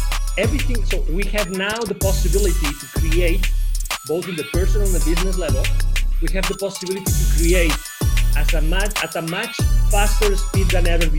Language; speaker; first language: English; non-native, fluent; Spanish